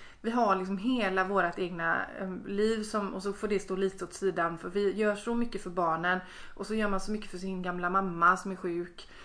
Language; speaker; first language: Swedish; native; Swedish